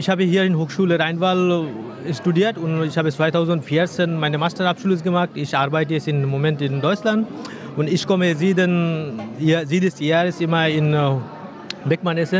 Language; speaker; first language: German; non-native, learner; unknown